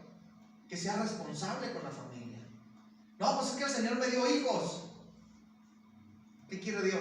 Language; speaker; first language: Spanish; native; Spanish